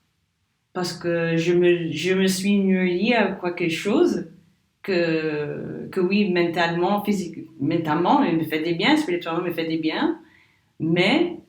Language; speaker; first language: French; non-native, learner; English